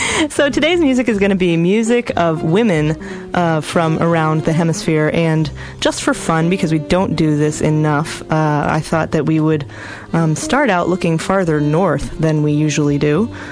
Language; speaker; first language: English; native; English